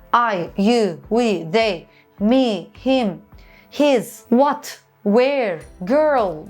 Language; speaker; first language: English; non-native, fluent; Turkish